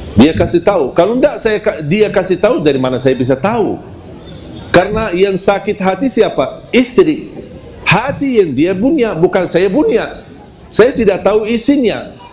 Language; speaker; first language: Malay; non-native, fluent; Arabic